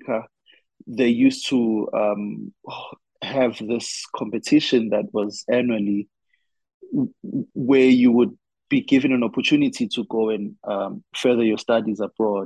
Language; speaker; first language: English; non-native, local second language; Zulu